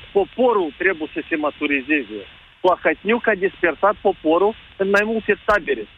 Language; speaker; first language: Romanian; native; Romanian